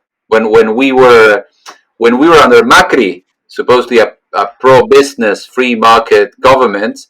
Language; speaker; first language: English; non-native, fluent; Spanish